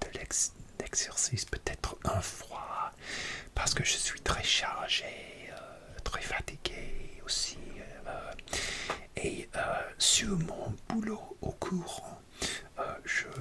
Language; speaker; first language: French; non-native, learner; English